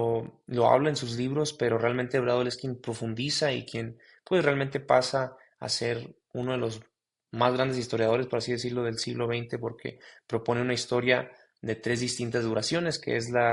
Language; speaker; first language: Spanish; native; Spanish